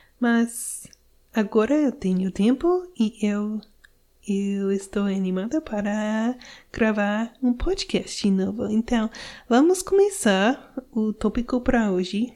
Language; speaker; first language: Portuguese; non-native, learner; English